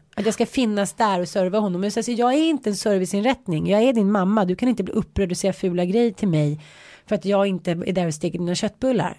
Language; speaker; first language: Swedish; native; Swedish